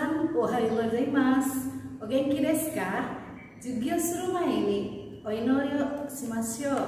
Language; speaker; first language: Japanese; non-native, fluent; Indonesian